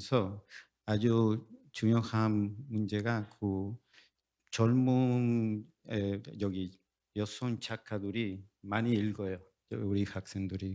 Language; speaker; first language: Korean; non-native, learner; Spanish